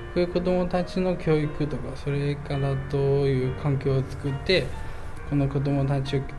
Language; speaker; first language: Japanese; non-native, fluent; Chinese